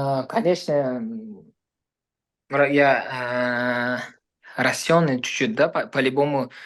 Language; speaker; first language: Russian; non-native, fluent; Uzbek